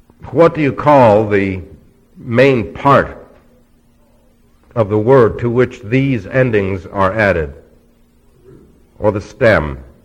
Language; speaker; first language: English; native; English